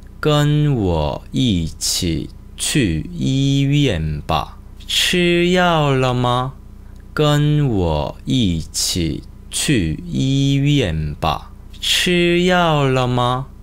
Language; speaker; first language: Chinese; non-native, fluent; Korean